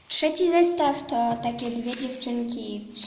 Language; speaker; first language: Polish; early bilingual, heritage; Polish